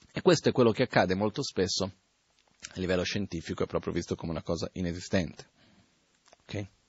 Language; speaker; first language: Italian; non-native, fluent; Portuguese